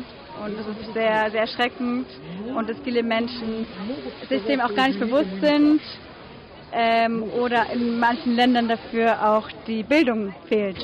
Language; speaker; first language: German; non-native, fluent; French